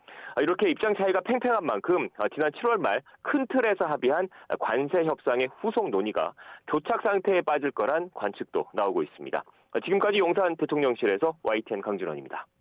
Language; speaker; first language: Korean; native; Korean